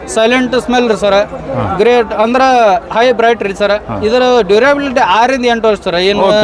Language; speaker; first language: Kannada; native; Kannada